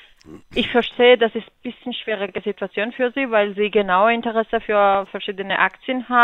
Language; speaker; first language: German; non-native, fluent; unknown